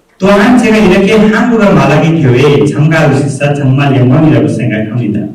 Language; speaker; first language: Korean; non-native, fluent; Nepali